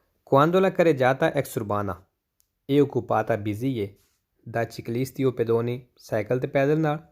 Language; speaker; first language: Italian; non-native, learner; Punjabi